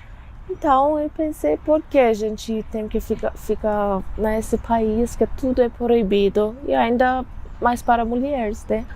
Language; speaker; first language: Portuguese; non-native, fluent; Persian